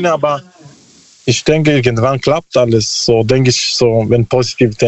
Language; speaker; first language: German; non-native, learner; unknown